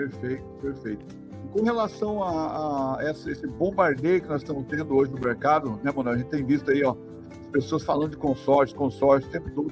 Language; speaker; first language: Portuguese; native; Portuguese